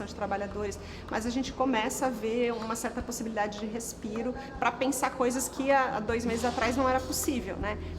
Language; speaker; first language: Portuguese; native; Portuguese